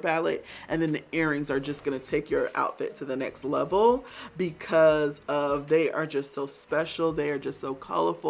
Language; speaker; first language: English; native; English